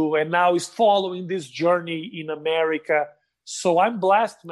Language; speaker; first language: English; non-native, fluent; Portuguese